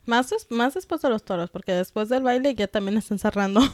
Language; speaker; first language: Spanish; early bilingual, heritage; Spanish